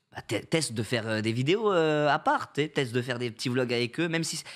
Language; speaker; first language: French; native; French